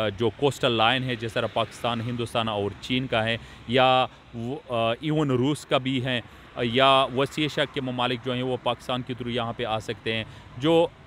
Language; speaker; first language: Urdu; non-native, local second language; Pashto